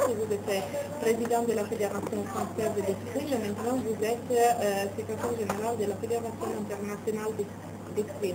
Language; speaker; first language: French; non-native, fluent; Russian